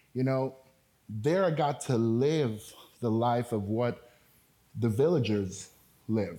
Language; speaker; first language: English; non-native, local second language; Spanish